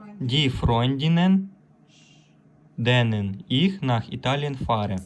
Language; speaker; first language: German; non-native, learner; Ukrainian